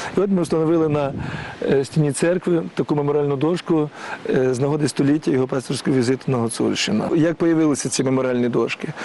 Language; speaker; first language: Ukrainian; native; Ukrainian